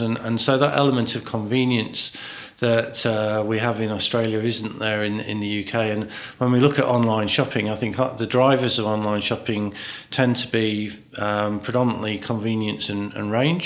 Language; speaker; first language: English; native; English